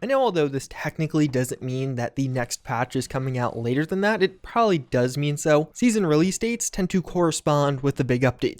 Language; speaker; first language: English; native; English